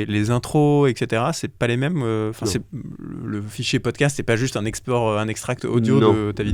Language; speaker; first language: French; native; French